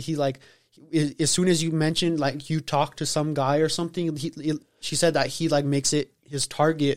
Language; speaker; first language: English; native; English